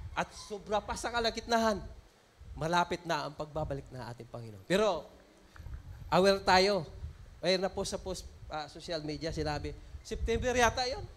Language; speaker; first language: Filipino; non-native, local second language; Cebuano